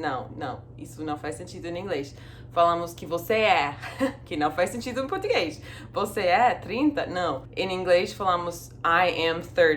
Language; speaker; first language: Portuguese; non-native, fluent; English